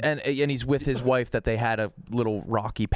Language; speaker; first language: English; native; English